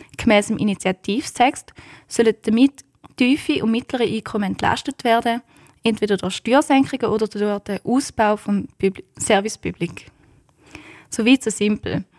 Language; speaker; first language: German; native; German